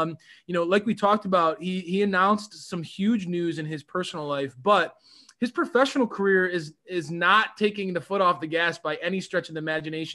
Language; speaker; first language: English; native; English